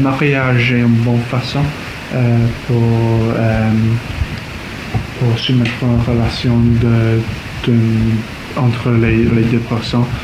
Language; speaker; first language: French; non-native, learner; English